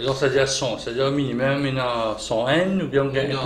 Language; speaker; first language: French; non-native, local second language; Morisyen